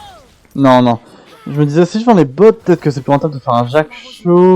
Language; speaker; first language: French; native; French